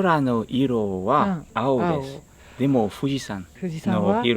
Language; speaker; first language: Japanese; non-native, learner; French